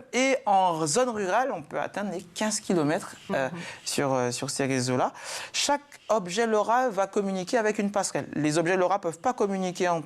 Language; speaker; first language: French; native; French